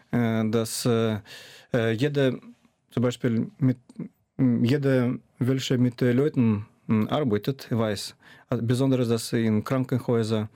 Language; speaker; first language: German; non-native, fluent; Russian